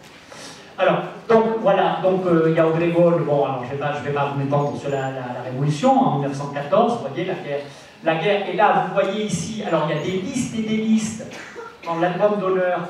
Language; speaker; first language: French; native; French